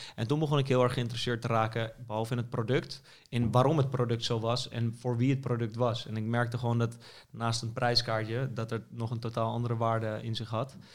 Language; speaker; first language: Dutch; native; Dutch